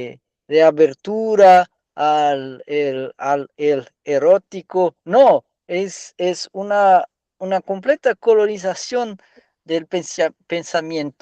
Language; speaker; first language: Spanish; non-native, learner; Portuguese